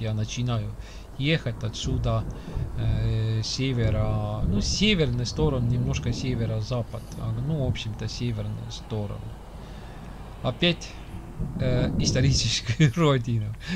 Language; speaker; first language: Russian; non-native, learner; Estonian